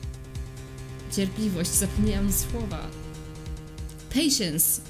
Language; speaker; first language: Polish; native; Polish